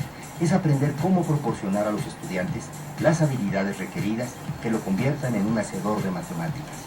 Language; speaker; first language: Spanish; native; Spanish